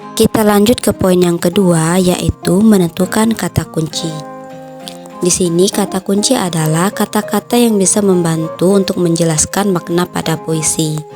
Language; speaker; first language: Indonesian; native; Indonesian